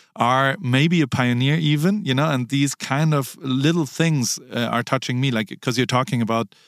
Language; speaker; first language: English; non-native, fluent; German